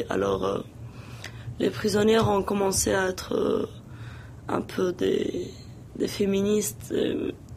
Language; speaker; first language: French; non-native, local second language; Arabic